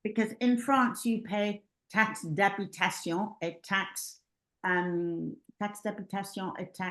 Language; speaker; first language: French; non-native, learner; English